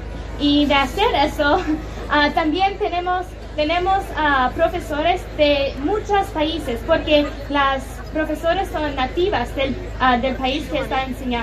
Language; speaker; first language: Spanish; non-native, learner; English